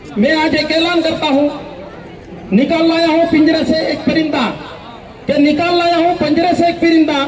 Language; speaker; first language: Hindi; non-native, local second language; Gujarati